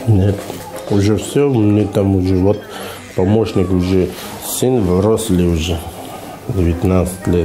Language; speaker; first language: Russian; non-native, learner; Uzbek